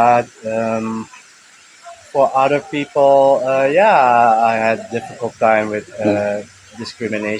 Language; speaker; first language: English; early bilingual, heritage; Dutch